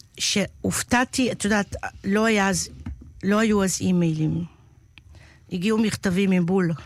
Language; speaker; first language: Hebrew; native; Hebrew